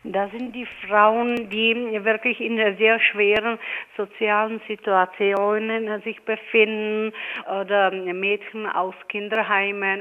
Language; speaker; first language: German; non-native, fluent; Czech